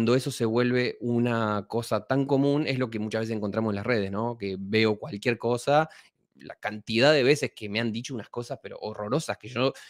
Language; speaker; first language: Spanish; native; Spanish